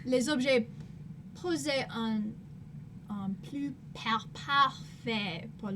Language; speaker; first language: French; non-native, learner; English